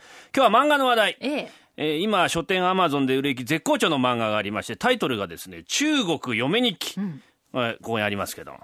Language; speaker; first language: Japanese; native; Japanese